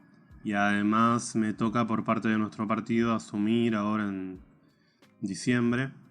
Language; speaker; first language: Spanish; native; Spanish